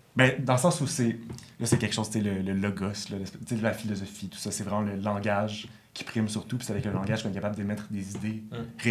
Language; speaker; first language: French; native; French